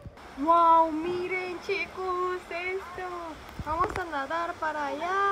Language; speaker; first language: Spanish; non-native, fluent; Korean